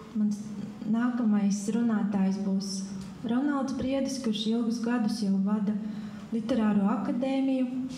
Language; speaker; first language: Latvian; native; Latvian